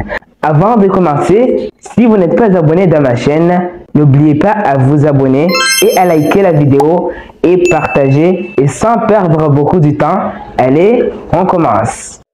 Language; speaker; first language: French; non-native, local second language; Comorian